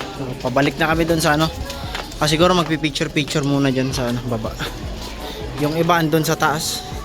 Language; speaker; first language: Filipino; non-native, local second language; Cebuano